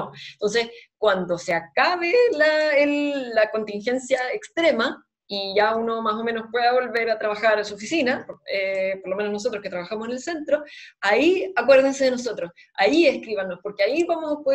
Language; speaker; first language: Spanish; native; Spanish